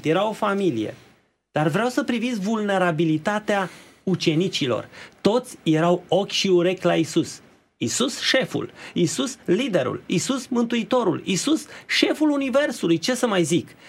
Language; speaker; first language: Romanian; native; Romanian